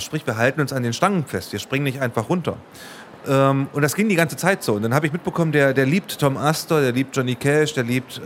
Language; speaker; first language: German; native; German